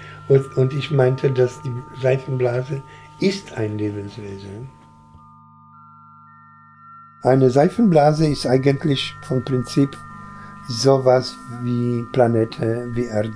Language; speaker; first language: German; non-native, fluent; Polish